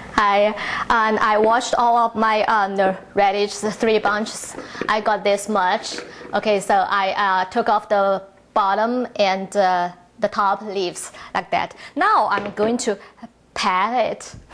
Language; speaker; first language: English; non-native, learner; Chinese